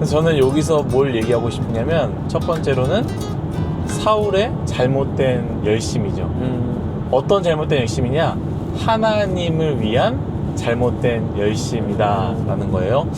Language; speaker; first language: Korean; native; Korean